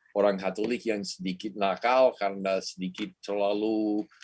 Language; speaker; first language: Indonesian; non-native, fluent; English